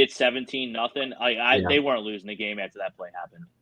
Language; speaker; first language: English; native; English